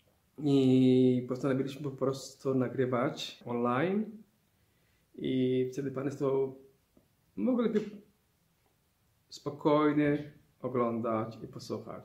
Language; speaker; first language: Polish; non-native, fluent; Somali